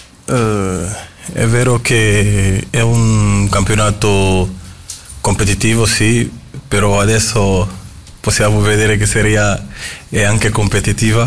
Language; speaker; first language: Italian; non-native, fluent; Portuguese